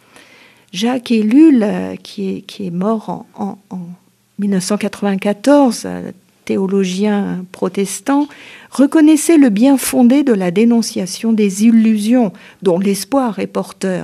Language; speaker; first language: French; native; French